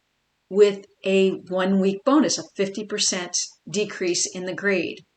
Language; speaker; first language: English; native; English